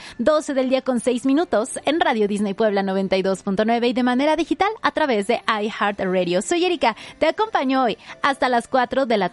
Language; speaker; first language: Spanish; native; Spanish